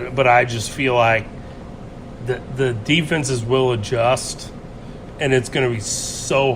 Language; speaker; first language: English; native; English